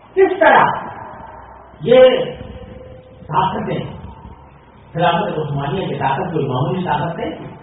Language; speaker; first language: Urdu; native; Urdu